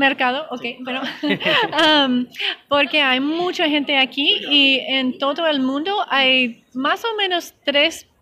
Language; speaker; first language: Spanish; non-native, learner; English